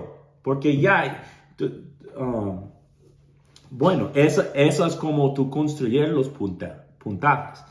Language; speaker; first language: Spanish; non-native, learner; English